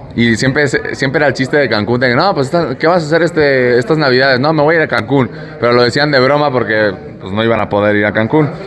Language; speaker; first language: Spanish; native; Spanish